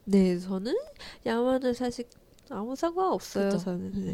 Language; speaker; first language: Korean; non-native, learner; Chinese